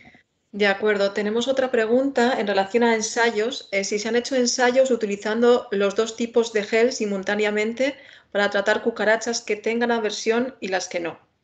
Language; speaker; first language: Spanish; native; Spanish